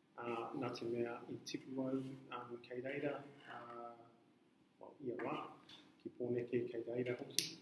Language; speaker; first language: Māori; non-native, learner; English